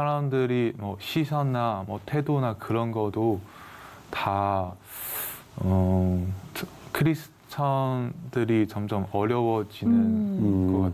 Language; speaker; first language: Korean; non-native, fluent; Chinese